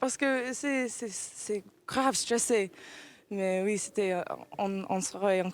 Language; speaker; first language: French; early bilingual, heritage; English